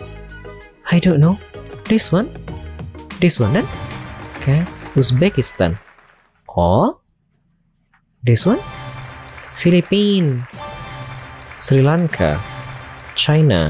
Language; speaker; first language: English; non-native, learner; Indonesian